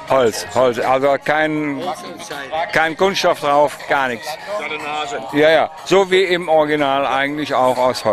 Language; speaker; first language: German; native; German